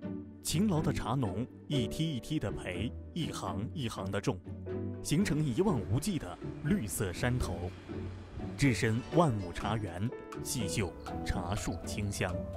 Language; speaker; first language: Chinese; native; Chinese